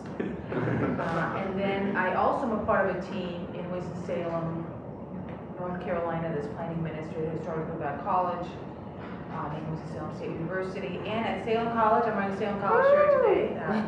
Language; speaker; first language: English; native; English